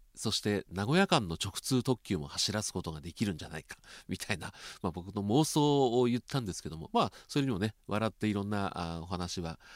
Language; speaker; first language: Japanese; native; Japanese